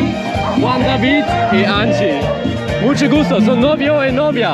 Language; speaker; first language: Spanish; non-native, learner; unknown